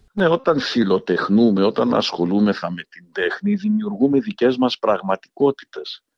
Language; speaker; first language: Greek; early bilingual, heritage; Greek